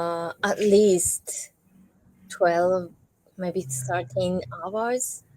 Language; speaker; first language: English; non-native, learner; Japanese